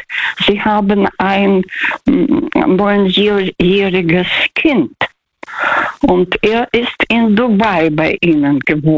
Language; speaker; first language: German; non-native, fluent; Russian